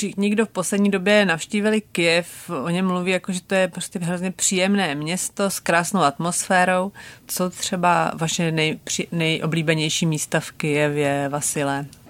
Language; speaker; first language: Czech; native; Czech